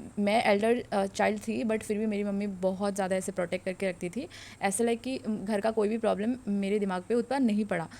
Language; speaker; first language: Hindi; non-native, local second language; Assamese